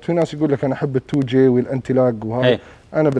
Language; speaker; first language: Arabic; native; Arabic